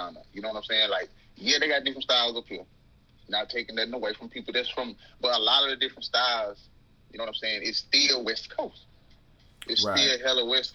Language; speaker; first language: English; native; English